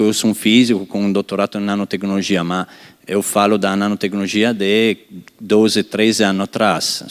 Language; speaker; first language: Portuguese; non-native, fluent; Italian